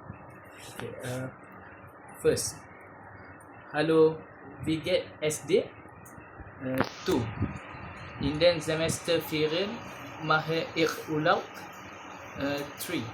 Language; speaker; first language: German; non-native, learner; Malay